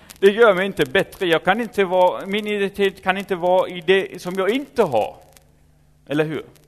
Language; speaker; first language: Swedish; non-native, fluent; German